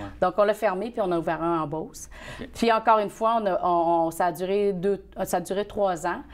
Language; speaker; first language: French; early bilingual, other home language; Vietnamese